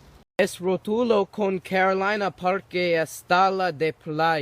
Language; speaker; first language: Spanish; non-native, learner; English